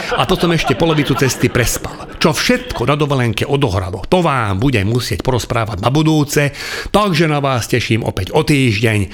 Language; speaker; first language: Slovak; non-native, local second language; Hungarian